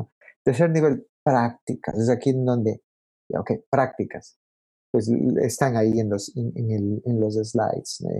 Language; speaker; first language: Spanish; native; Spanish